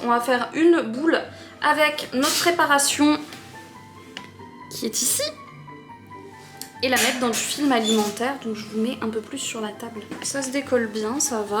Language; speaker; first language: French; native; French